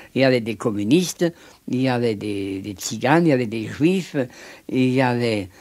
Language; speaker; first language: French; native; French